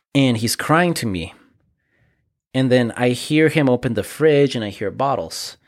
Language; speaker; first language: English; early bilingual, other home language; Spanish